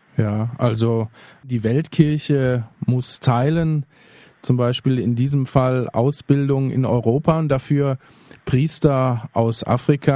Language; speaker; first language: German; native; German